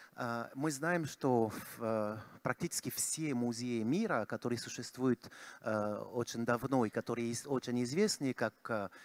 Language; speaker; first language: Russian; non-native, fluent; French